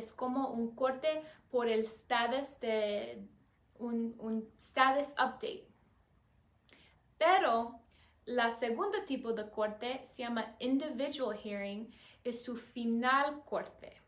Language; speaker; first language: Spanish; non-native, learner; English